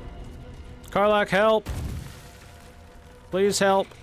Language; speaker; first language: English; native; English